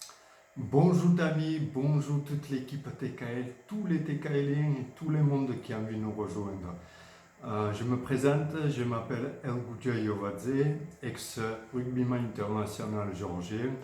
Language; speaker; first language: French; non-native, fluent; Georgian